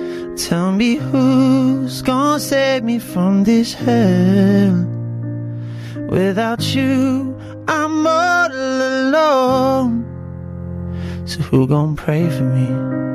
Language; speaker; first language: English; native; English